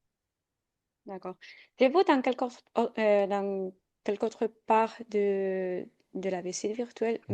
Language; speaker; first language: French; non-native, fluent; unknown